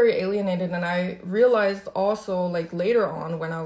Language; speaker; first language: English; non-native, fluent; Chinese